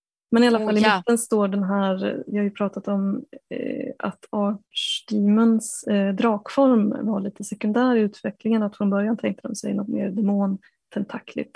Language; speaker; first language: Swedish; native; Swedish